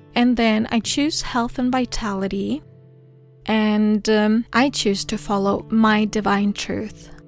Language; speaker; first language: English; non-native, fluent; Swedish